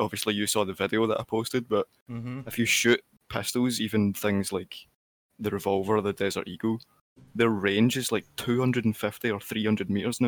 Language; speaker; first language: English; native; English